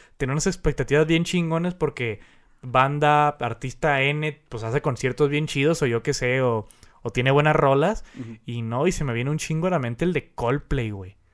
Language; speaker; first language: Spanish; native; Spanish